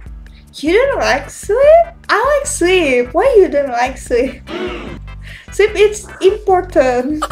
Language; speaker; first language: English; non-native, learner; Indonesian